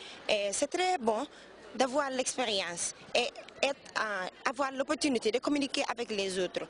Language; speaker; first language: French; non-native, learner; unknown